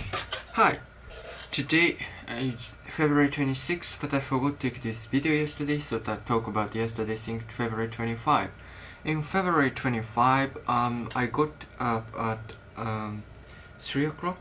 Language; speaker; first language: English; non-native, learner; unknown